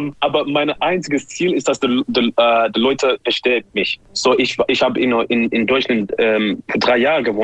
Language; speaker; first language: German; non-native, learner; English